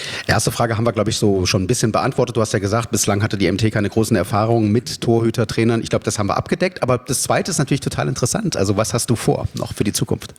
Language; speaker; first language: German; native; German